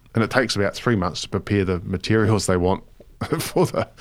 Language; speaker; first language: English; native; English